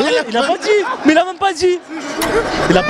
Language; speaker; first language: French; native; French